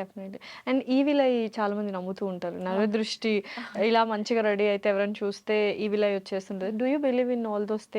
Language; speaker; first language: Telugu; native; Telugu